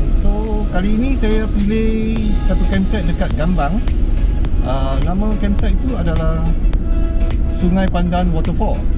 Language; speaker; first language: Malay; non-native, local second language; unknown